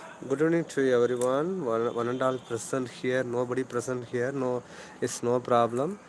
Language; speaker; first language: English; non-native, local second language; Tamil